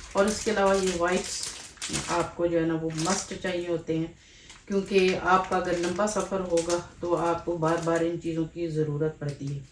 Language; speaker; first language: Urdu; native; Urdu